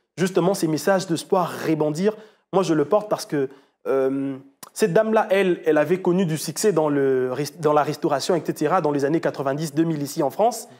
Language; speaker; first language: French; non-native, local second language; Lingala